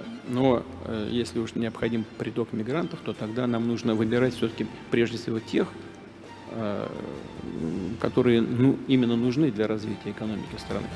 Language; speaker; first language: Russian; native; Russian